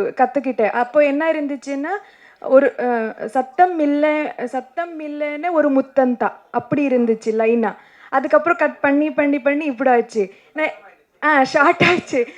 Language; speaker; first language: Tamil; non-native, learner; Kannada